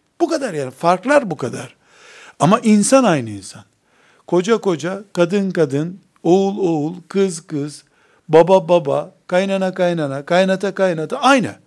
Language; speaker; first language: Turkish; native; Turkish